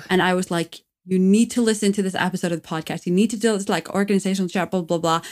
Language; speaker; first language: English; non-native, fluent; Icelandic